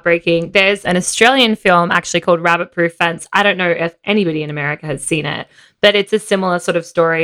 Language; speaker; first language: English; native; English